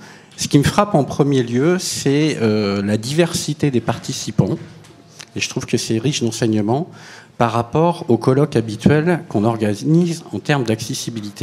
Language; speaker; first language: French; native; French